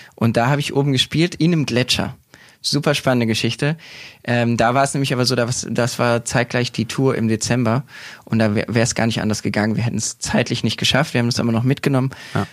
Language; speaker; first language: German; native; German